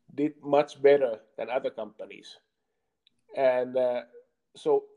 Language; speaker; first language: English; non-native, fluent; Finnish